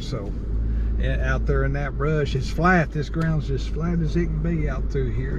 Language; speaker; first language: English; native; English